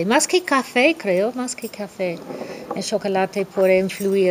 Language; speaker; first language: Spanish; non-native, fluent; English